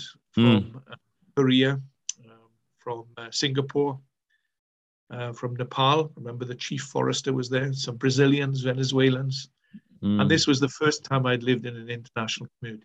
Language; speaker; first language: English; native; English